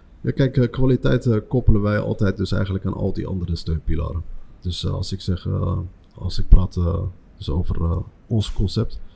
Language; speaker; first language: Dutch; early bilingual, other home language; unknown